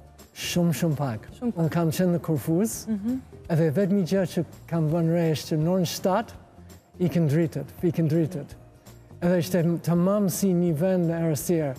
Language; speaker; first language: Albanian; non-native, learner; English